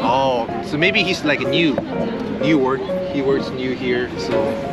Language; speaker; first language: English; non-native, learner; Korean